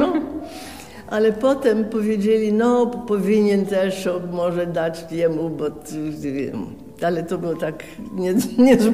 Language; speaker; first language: Polish; early bilingual, heritage; Polish